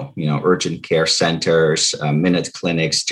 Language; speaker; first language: English; non-native, fluent; Dutch